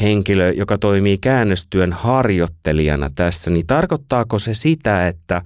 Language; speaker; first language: Finnish; native; Finnish